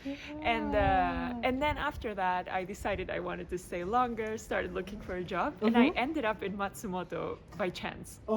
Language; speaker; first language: English; non-native, fluent; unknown